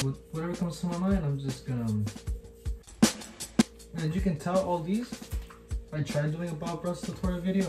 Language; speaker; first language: English; early bilingual, other home language; Spanish